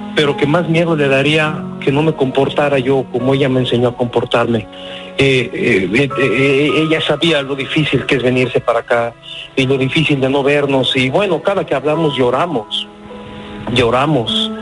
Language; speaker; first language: Spanish; native; Spanish